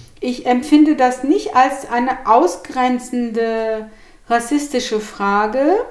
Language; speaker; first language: German; early bilingual, other home language; Turkish